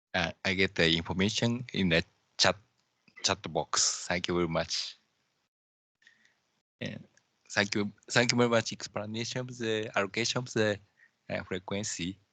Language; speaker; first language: English; non-native, learner; Japanese